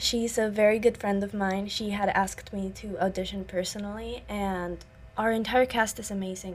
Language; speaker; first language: English; non-native, fluent; Spanish